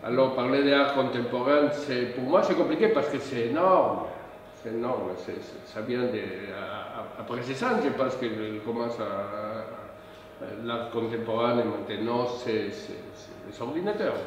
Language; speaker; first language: French; non-native, fluent; Spanish